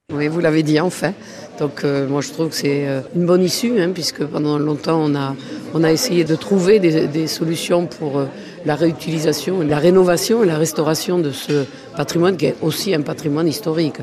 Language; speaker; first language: French; native; French